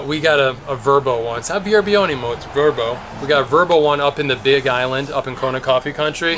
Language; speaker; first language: English; native; English